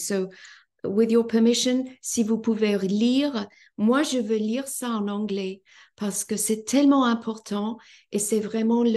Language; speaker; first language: French; non-native, fluent; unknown